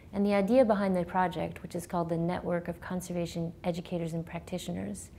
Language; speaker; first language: English; native; English